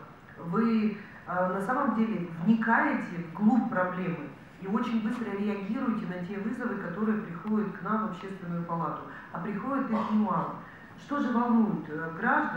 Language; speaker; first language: Russian; native; Russian